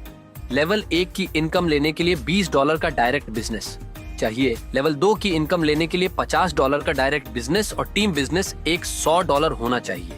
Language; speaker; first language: Hindi; native; Hindi